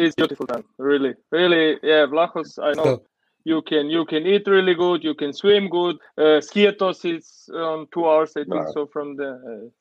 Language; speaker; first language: English; non-native, learner; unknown